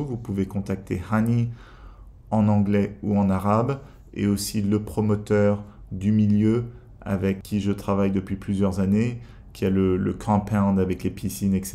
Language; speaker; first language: French; native; French